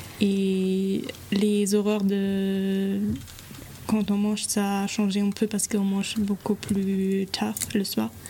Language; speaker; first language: French; non-native, fluent; German